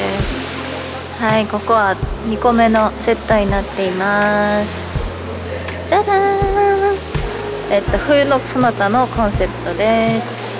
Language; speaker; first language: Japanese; non-native, learner; Korean